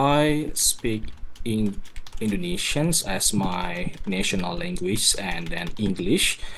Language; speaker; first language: English; non-native, learner; Indonesian